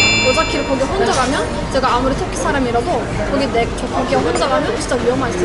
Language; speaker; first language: Korean; non-native, fluent; Turkish